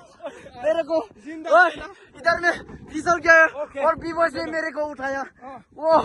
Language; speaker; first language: Hindi; non-native, local second language; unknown